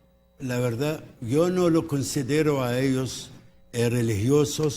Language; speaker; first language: Spanish; non-native, local second language; Arabic